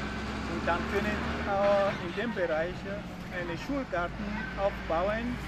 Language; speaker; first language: German; non-native, fluent; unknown